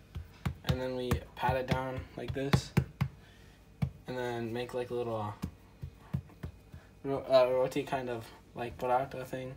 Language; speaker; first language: English; early bilingual, other home language; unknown